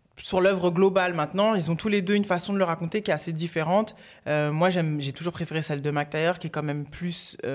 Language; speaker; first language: French; native; French